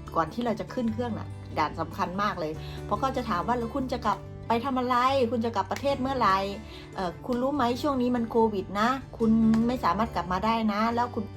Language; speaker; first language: Thai; native; Thai